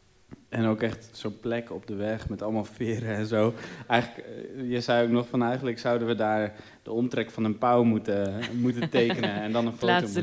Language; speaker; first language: Dutch; native; Dutch